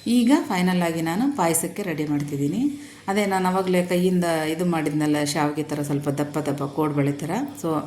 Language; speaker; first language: Kannada; non-native, local second language; Telugu